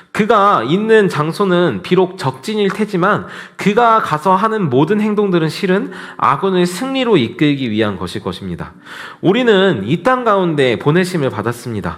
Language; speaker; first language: Korean; native; Korean